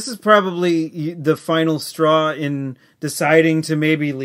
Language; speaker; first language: English; native; English